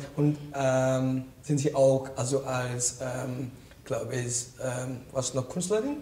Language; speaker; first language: German; non-native, learner; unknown